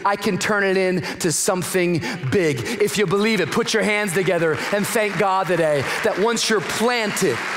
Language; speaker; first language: English; native; English